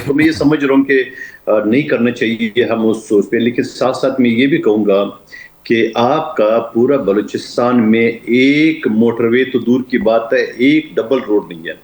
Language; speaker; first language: Urdu; non-native, local second language; Pashto